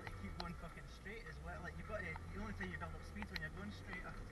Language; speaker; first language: English; native; English